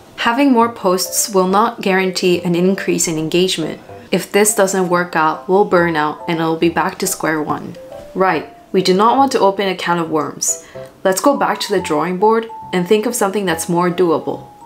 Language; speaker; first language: English; early bilingual, other home language; Japanese